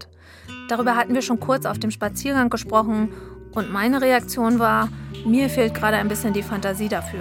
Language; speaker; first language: German; native; German